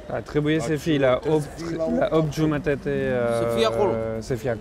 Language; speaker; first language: Romanian; non-native, learner; French